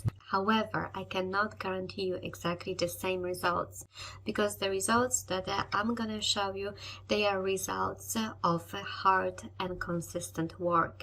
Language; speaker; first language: English; non-native, fluent; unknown